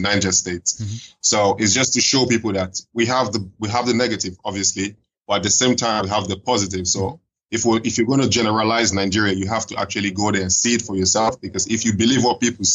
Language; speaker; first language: English; non-native, local second language; Igbo